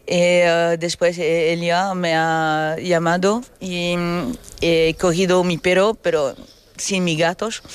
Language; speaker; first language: Spanish; non-native, learner; French